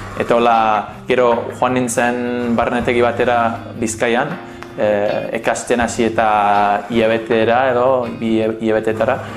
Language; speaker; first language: Basque; non-native, fluent; English